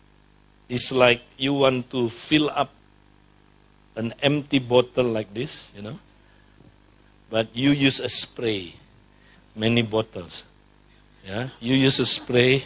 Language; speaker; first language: English; non-native, fluent; Indonesian